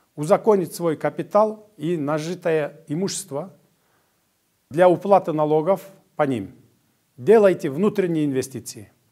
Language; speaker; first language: Russian; non-native, local second language; Kyrgyz